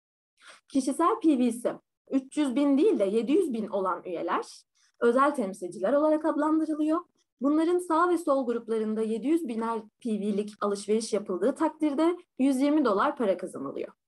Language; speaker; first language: Turkish; native; Turkish